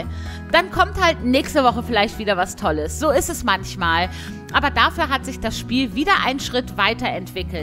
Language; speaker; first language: German; native; German